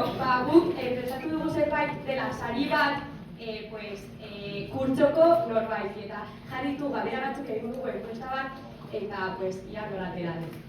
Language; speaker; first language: Basque; non-native, local second language; Spanish